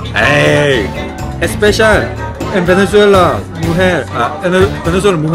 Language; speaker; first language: Spanish; non-native, learner; Korean